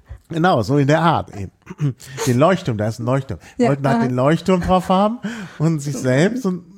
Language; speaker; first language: German; native; German